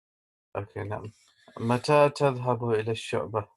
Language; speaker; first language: Arabic; non-native, learner; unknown